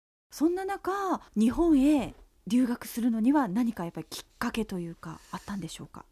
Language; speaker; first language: Japanese; native; Japanese